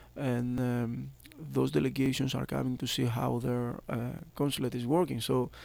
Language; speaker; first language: English; non-native, fluent; Greek